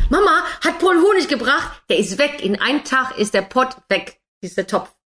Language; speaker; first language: German; non-native, fluent; English